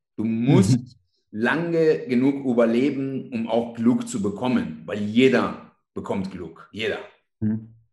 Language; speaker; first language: German; non-native, fluent; Persian